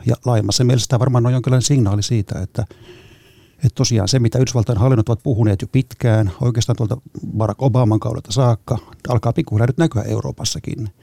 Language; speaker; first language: Finnish; native; Finnish